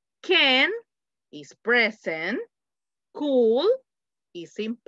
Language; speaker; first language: English; non-native, fluent; Spanish